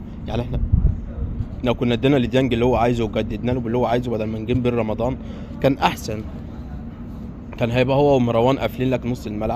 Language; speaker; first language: Arabic; native; Arabic